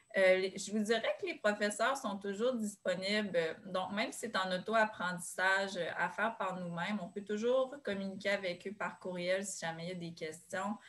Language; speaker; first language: French; native; French